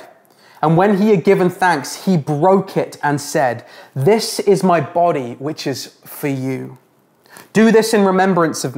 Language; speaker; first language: English; native; English